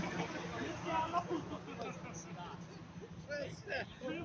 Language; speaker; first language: Chinese; native; Chinese